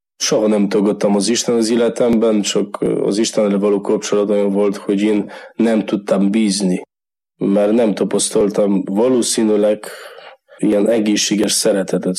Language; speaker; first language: Hungarian; non-native, learner; Polish